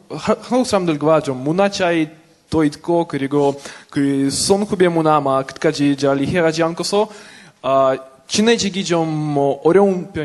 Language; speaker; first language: Korean; non-native, fluent; Russian